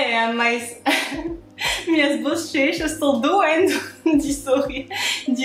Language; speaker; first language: Portuguese; non-native, fluent; French